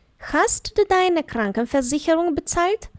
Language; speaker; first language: German; non-native, fluent; Ukrainian